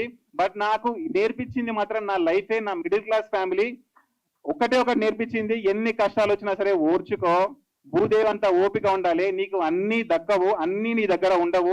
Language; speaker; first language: Telugu; native; Telugu